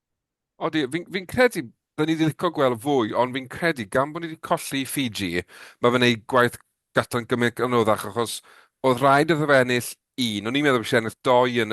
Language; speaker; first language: Welsh; native; Welsh